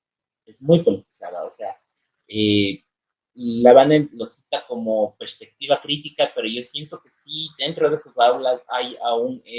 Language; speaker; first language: Spanish; native; Spanish